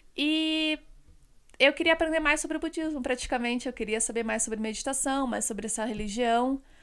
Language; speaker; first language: Portuguese; native; Portuguese